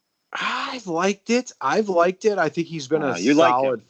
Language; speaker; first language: English; native; English